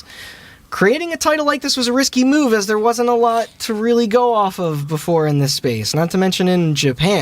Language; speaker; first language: English; native; English